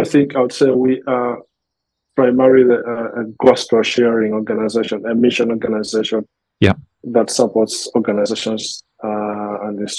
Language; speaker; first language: English; non-native, local second language; Nyanja